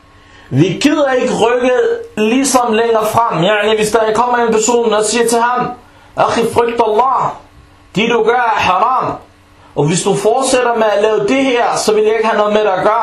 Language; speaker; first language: Danish; non-native, fluent; Arabic